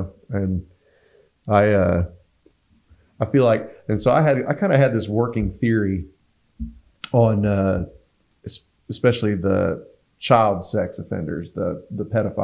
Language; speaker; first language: English; native; English